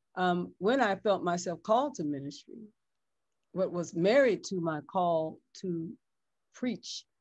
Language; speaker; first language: English; native; English